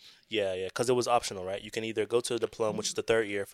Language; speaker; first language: English; native; English